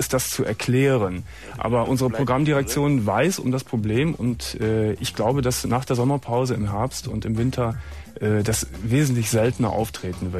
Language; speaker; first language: German; native; German